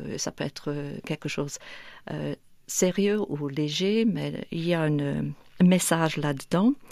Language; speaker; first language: French; non-native, fluent; English